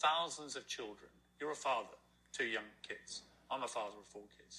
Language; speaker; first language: English; native; English